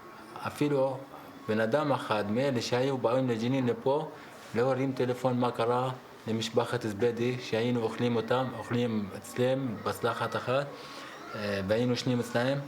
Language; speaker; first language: Hebrew; non-native, local second language; Arabic